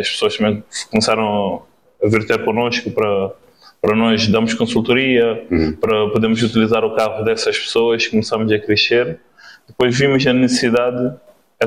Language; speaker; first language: Portuguese; non-native, local second language; Kabuverdianu